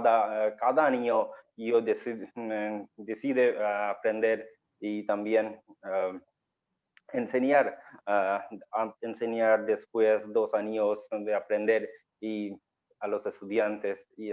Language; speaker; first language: Spanish; non-native, learner; Bangla